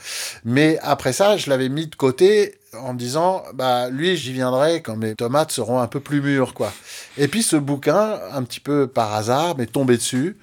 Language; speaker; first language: French; native; French